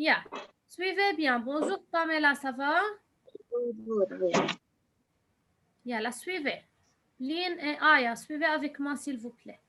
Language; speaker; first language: French; non-native, fluent; Arabic